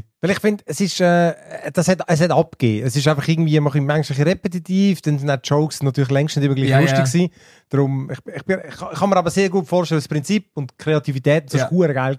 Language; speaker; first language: German; native; German